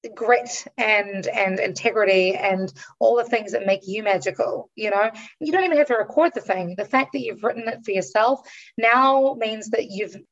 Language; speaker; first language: English; native; English